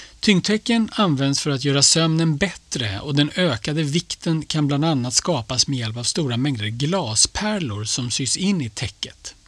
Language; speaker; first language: Swedish; native; Swedish